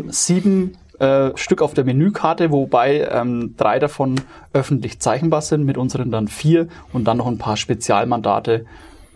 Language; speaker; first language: German; native; German